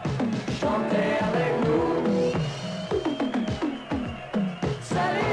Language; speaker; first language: French; non-native, learner; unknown